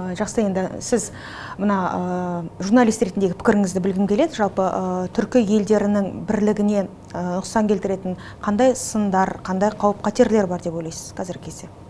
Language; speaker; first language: Kazakh; native; Kazakh